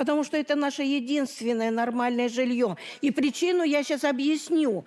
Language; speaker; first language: Russian; native; Russian